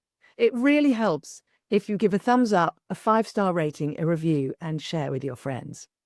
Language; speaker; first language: English; native; English